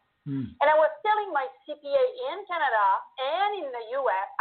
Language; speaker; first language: English; non-native, fluent; French